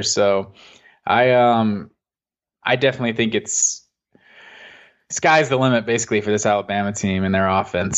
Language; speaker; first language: English; native; English